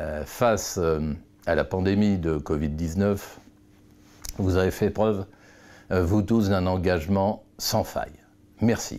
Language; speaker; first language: French; native; French